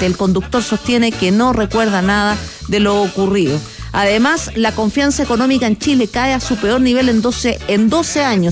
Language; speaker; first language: Spanish; native; Spanish